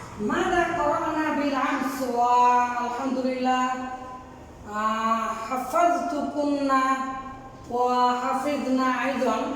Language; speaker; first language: Arabic; non-native, fluent; Bangla